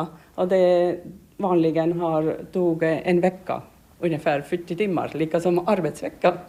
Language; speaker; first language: Swedish; non-native, learner; Estonian